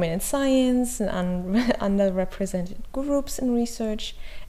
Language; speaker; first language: English; non-native, fluent; German